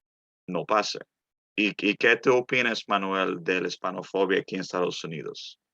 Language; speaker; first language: Spanish; early bilingual, heritage; Spanish